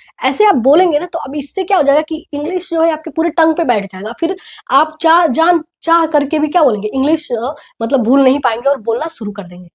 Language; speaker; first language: Hindi; native; Hindi